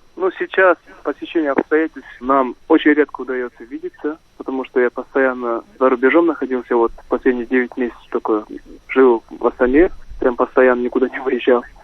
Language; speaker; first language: Russian; non-native, local second language; Kazakh